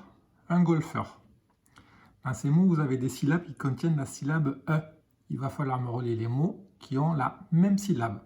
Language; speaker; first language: French; native; French